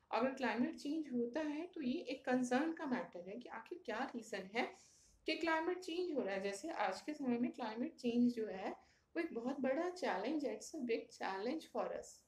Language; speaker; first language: Hindi; native; Hindi